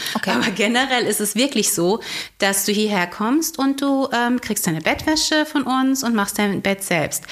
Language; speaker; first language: German; native; German